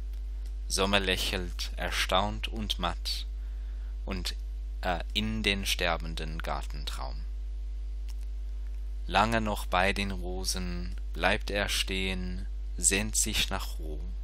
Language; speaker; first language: German; non-native, fluent; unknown